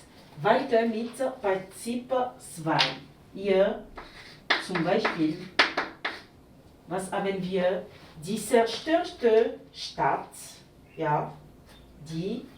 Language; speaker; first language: German; non-native, fluent; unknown